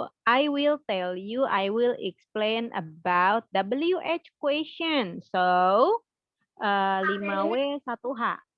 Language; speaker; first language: English; non-native, fluent; Indonesian